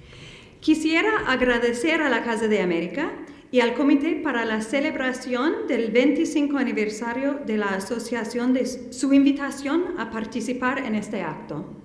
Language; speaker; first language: Spanish; non-native, fluent; English